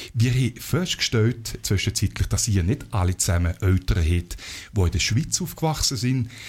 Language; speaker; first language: German; native; German